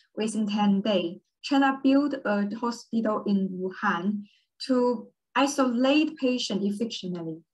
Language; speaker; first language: English; early bilingual, other home language; Chinese